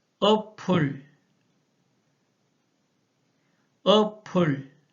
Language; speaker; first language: Korean; non-native, fluent; Chinese